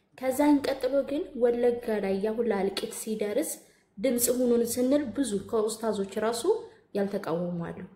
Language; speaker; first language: Amharic; native; Amharic